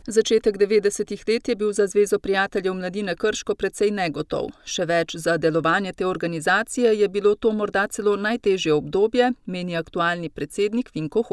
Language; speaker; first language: Slovenian; native; Slovenian